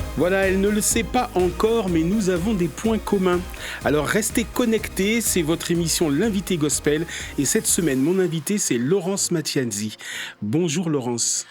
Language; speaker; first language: French; native; French